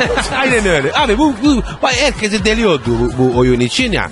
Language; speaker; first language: Turkish; non-native, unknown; Italian